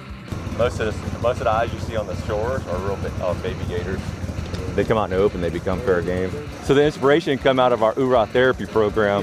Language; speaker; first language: English; native; English